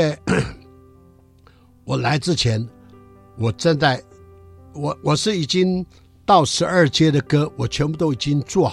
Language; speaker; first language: Chinese; non-native, local second language; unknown